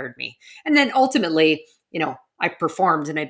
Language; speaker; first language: English; native; English